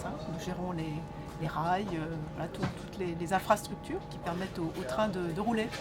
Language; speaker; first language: French; native; French